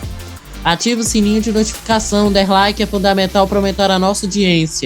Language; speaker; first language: Portuguese; native; Portuguese